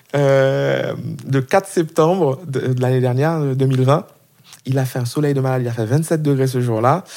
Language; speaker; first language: French; non-native, local second language; Haitian Creole